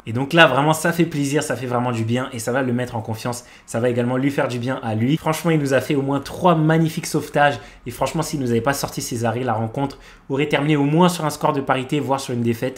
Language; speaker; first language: French; native; French